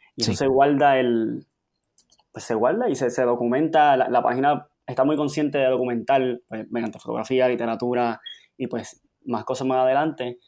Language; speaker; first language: Spanish; early bilingual, heritage; Spanish